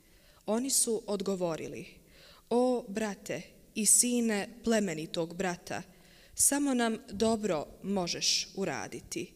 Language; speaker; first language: Bosnian; native; Bosnian